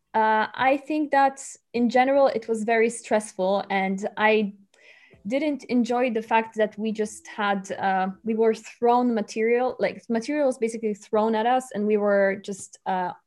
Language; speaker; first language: English; non-native, fluent; Polish